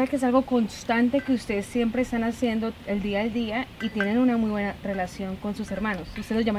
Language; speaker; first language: Spanish; native; Spanish